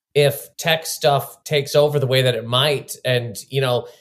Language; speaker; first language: English; native; English